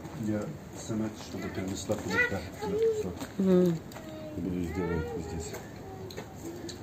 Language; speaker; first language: Russian; non-native, learner; Turkish